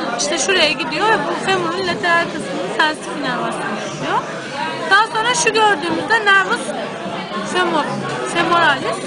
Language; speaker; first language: Turkish; native; Turkish